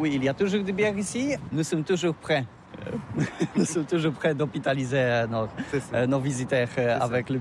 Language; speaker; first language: French; non-native, learner; Polish